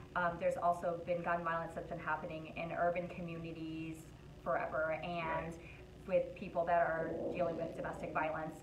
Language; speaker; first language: English; native; English